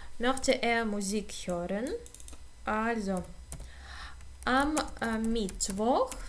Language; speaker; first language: German; non-native, fluent; Ukrainian